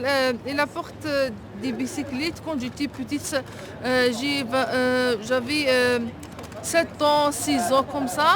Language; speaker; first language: French; non-native, learner; Arabic